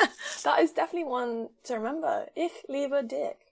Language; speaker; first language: English; native; English